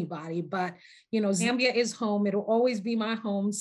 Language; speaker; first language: English; non-native, local second language; Nyanja